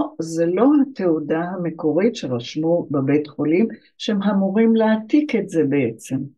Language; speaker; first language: Hebrew; early bilingual, other home language; English